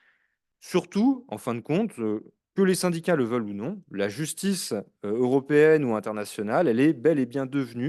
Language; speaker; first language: French; native; French